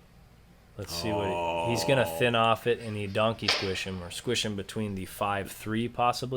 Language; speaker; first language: English; native; English